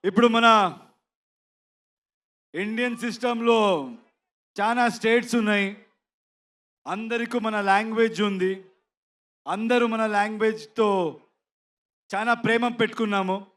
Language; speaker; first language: Telugu; non-native, learner; Kannada